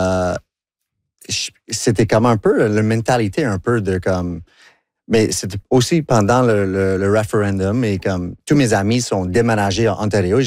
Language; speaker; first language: French; non-native, local second language; English